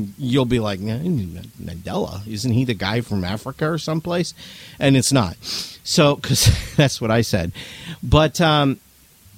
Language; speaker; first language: English; native; English